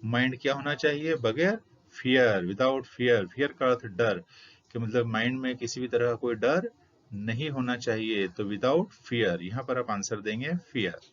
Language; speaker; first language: Hindi; native; Hindi